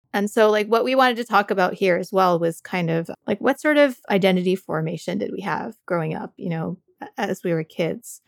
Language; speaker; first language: English; native; English